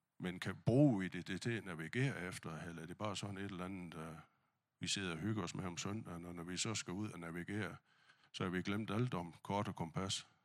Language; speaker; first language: Danish; non-native, fluent; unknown